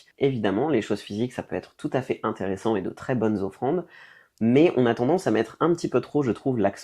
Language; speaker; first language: French; native; French